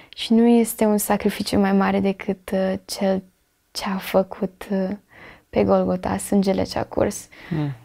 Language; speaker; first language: Romanian; early bilingual, heritage; Romanian